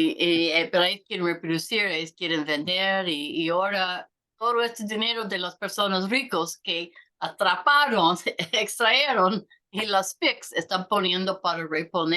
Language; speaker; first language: Spanish; non-native, learner; English